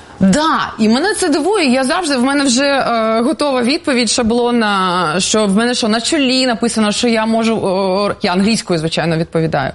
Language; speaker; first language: Ukrainian; non-native, local second language; Russian